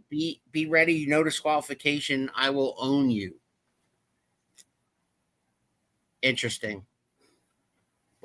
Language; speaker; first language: English; native; English